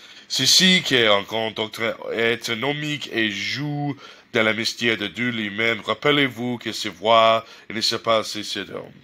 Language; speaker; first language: French; non-native, learner; English